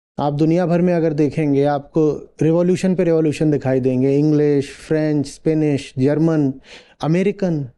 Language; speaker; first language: Hindi; native; Hindi